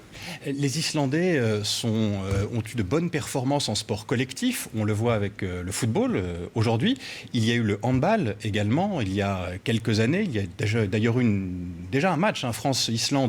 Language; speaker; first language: French; native; French